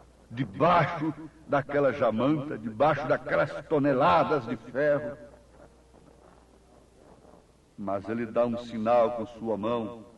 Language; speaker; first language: Portuguese; native; Portuguese